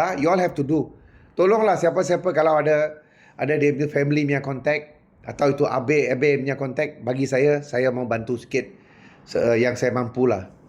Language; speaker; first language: Malay; non-native, local second language; Punjabi